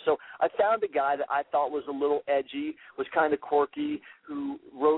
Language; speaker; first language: English; native; English